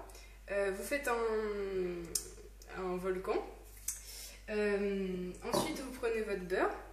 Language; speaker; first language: French; native; French